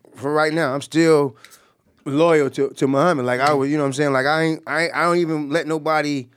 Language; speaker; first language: English; native; English